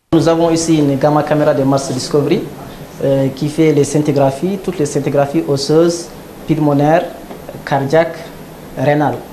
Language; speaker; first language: French; non-native, local second language; Arabic